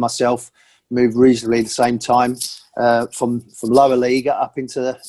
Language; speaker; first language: English; native; English